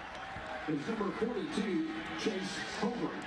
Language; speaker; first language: English; native; English